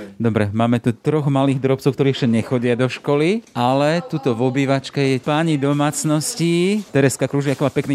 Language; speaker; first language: Slovak; native; Slovak